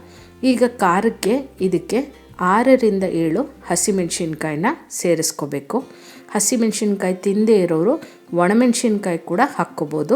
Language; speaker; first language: Kannada; native; Kannada